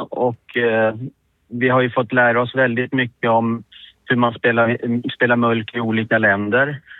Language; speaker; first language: Swedish; native; Swedish